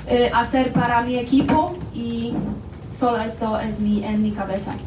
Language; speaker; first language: Spanish; non-native, learner; Polish